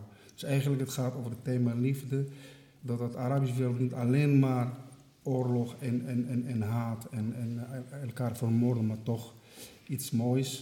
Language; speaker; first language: Dutch; non-native, fluent; Arabic